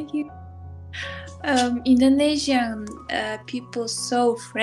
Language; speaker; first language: English; non-native, learner; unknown